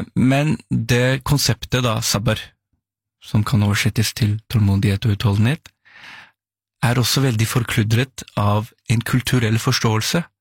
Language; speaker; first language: Norwegian; early bilingual, other home language; Urdu